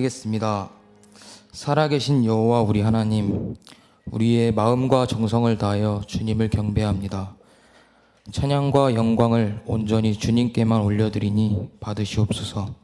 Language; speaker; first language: Korean; native; Korean